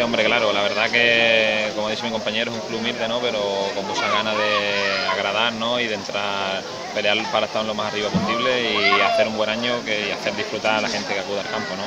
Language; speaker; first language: Spanish; native; Spanish